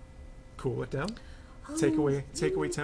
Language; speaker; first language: English; native; English